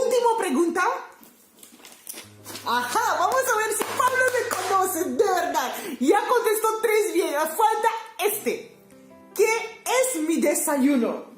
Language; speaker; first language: Spanish; non-native, fluent; Papiamento